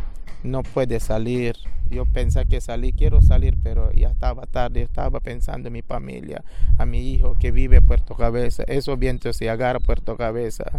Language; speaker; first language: Spanish; non-native, local second language; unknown